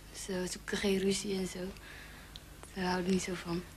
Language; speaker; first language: Dutch; early bilingual, other home language; Javanese